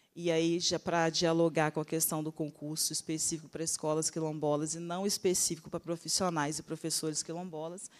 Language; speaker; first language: Portuguese; native; Portuguese